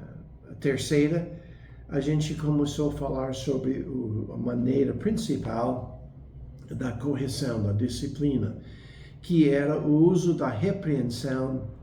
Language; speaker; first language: Portuguese; non-native, fluent; English